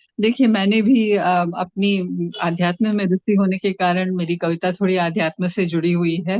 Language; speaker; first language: Hindi; non-native, local second language; Tamil